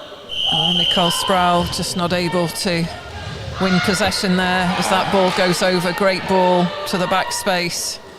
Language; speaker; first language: English; native; English